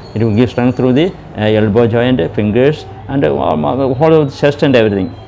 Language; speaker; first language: English; non-native, local second language; Malayalam